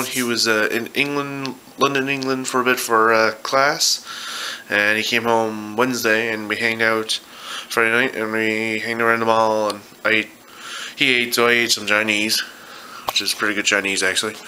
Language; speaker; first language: English; native; English